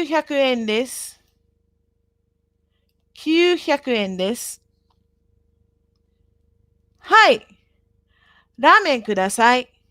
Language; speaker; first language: Japanese; non-native, fluent; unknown